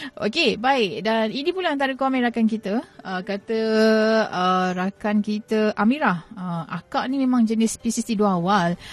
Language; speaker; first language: Malay; native; Malay